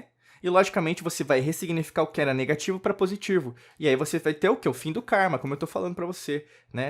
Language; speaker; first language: Portuguese; native; Portuguese